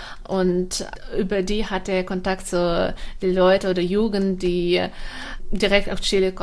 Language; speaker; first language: German; non-native, fluent; Russian